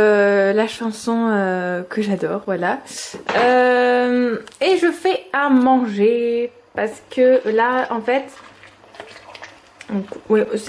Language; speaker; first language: French; native; French